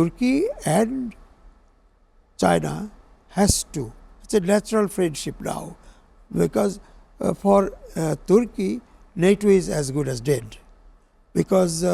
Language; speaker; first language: English; non-native, local second language; Bangla